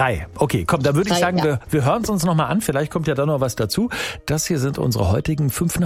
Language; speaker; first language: German; native; German